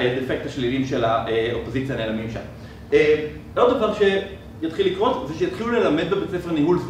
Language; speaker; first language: Hebrew; native; Hebrew